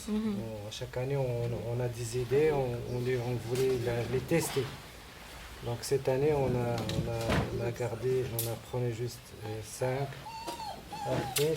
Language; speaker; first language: French; non-native, local second language; Arabic